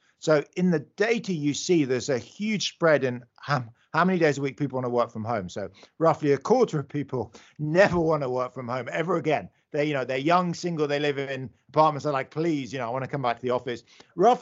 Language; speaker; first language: English; native; English